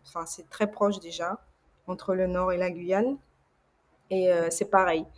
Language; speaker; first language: French; early bilingual, other home language; Portuguese